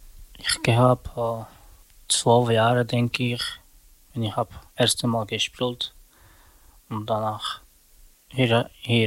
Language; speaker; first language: German; non-native, learner; Romany